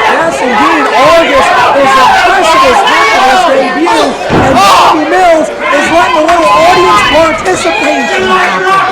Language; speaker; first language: English; native; English